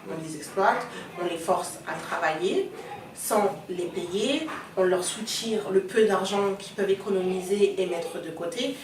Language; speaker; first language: French; early bilingual, other home language; Soninke